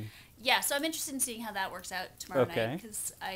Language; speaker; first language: English; native; English